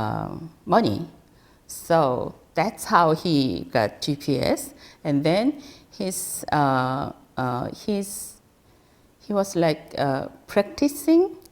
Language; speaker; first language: English; non-native, fluent; Korean